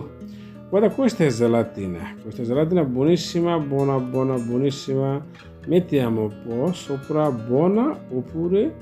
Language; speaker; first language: Italian; non-native, learner; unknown